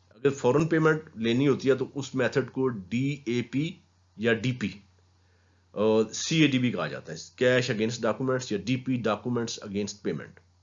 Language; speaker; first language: Urdu; non-native, local second language; Punjabi